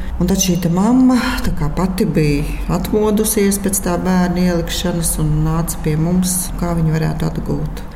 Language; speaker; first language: Latvian; native; Latvian